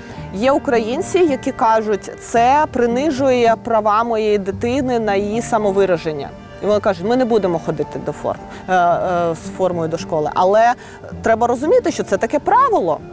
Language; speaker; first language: Ukrainian; native; Ukrainian